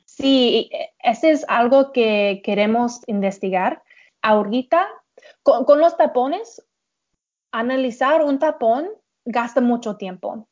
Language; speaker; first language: Spanish; non-native, learner; English